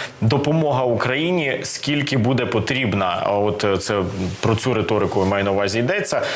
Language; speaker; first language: Ukrainian; native; Ukrainian